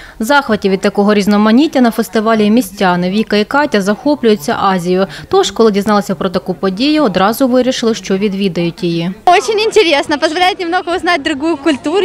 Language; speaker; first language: Ukrainian; native; Ukrainian